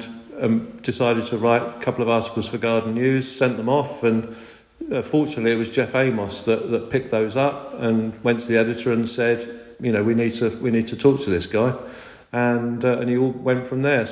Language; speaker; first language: English; native; English